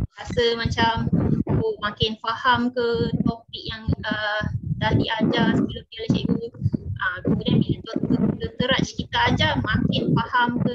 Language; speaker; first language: Malay; native; Malay